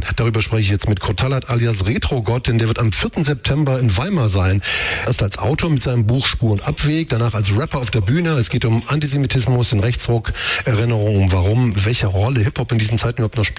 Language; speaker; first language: German; native; German